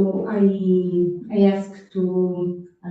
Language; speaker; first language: English; non-native, fluent; Italian